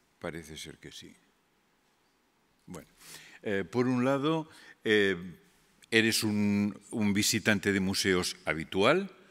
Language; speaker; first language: Spanish; non-native, local second language; Catalan